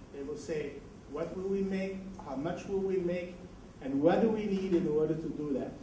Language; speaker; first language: English; non-native, fluent; Dutch